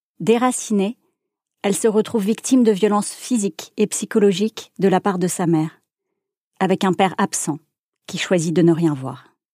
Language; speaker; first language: French; native; French